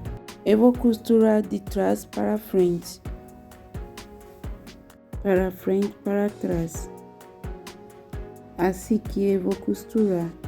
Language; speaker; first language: Portuguese; non-native, learner; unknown